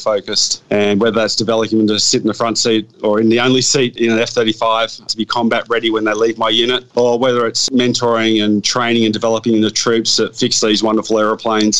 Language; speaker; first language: English; native; English